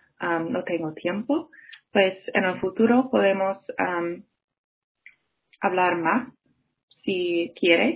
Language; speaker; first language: Spanish; non-native, fluent; English